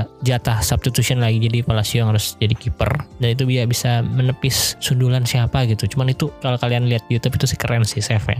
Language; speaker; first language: Indonesian; native; Indonesian